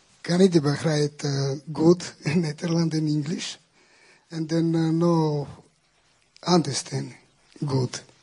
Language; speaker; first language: Dutch; non-native, learner; Romanian